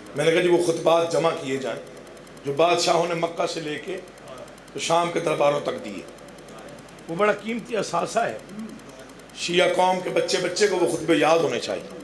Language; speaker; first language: Urdu; non-native, local second language; Saraiki